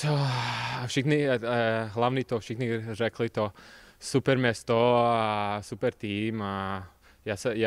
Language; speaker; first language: Czech; non-native, learner; Latvian